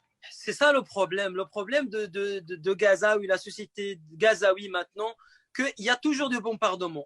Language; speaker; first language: French; non-native, fluent; Arabic